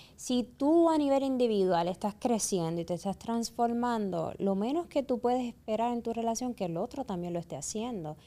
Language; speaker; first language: Spanish; native; Spanish